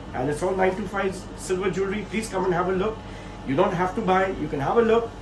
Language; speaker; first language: English; non-native, local second language; Bangla